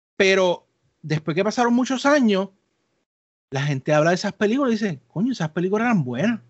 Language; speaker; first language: Spanish; native; Spanish